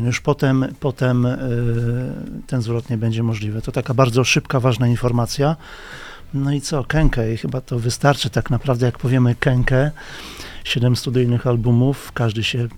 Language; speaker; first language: Polish; native; Polish